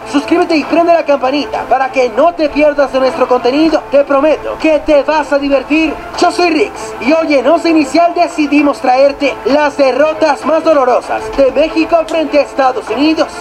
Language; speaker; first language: Spanish; native; Spanish